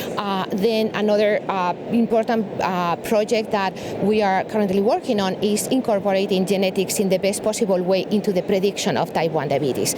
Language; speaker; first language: English; non-native, fluent; Spanish